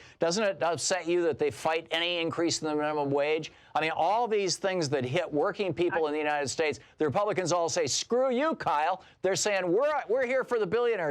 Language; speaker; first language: English; native; English